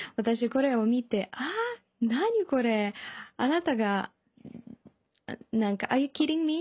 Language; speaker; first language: Japanese; non-native, learner; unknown